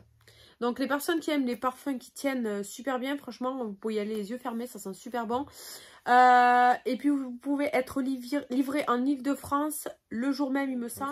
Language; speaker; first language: French; native; French